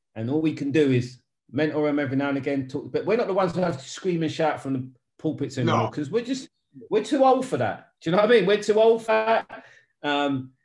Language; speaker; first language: English; native; English